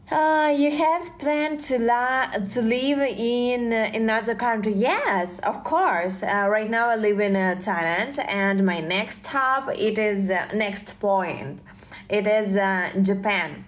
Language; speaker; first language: English; non-native, learner; Russian